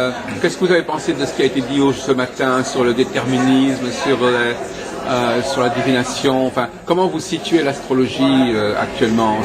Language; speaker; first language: French; native; French